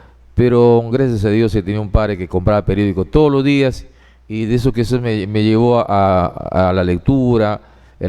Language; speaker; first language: Spanish; native; Spanish